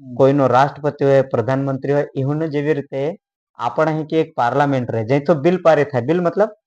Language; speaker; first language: Gujarati; non-native, local second language; Bhili